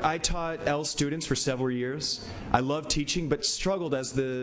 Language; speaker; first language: English; native; English